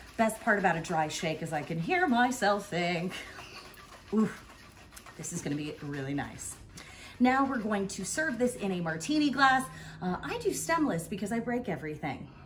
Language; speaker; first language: English; native; English